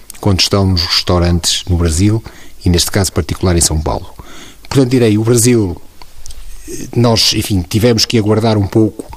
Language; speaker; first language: Portuguese; native; Portuguese